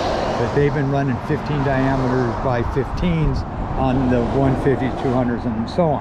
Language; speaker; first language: English; native; English